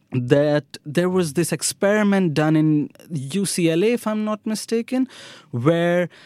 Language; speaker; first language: English; non-native, local second language; Hindi